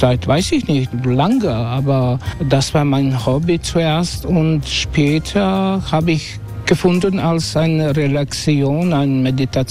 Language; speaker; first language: German; non-native, learner; Croatian